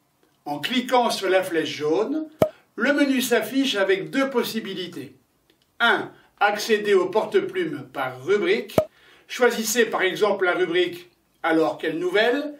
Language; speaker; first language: French; native; French